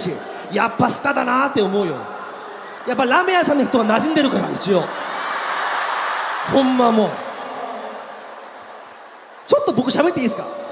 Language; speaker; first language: Japanese; native; Japanese